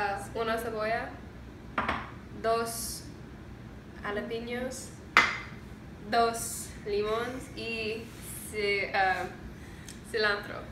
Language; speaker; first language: Spanish; non-native, learner; English